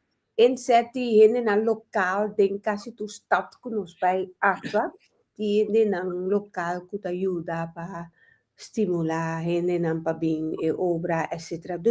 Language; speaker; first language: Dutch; non-native, local second language; Papiamento